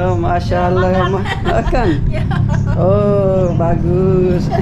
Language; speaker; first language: Indonesian; non-native, learner; Urdu